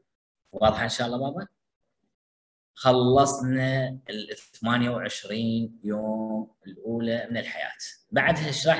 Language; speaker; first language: Arabic; native; Arabic